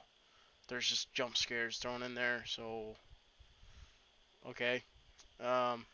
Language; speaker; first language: English; native; English